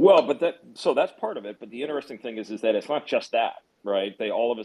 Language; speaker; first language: English; native; English